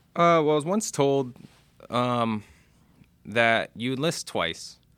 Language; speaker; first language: English; native; English